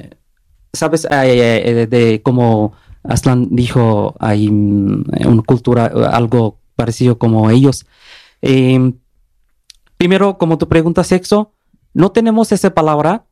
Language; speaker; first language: Spanish; non-native, learner; Bangla